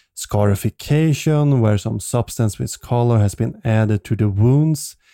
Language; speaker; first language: English; non-native, fluent; Swedish